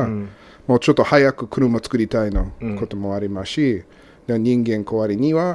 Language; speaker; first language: Japanese; non-native, learner; English